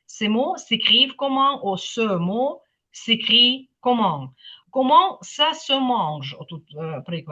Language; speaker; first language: French; non-native, fluent; Ukrainian